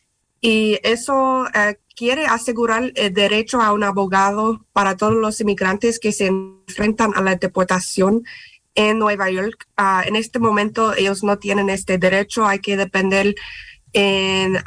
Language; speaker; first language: Spanish; non-native, fluent; English